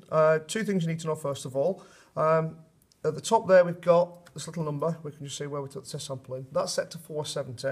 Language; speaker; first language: English; native; English